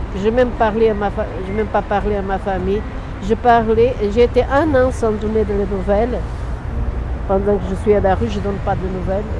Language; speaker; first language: French; non-native, learner; Portuguese